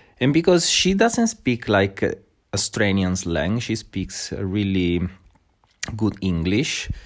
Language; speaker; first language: English; non-native, fluent; Italian